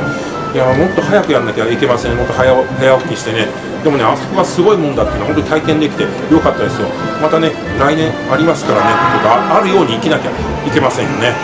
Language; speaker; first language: Japanese; native; Japanese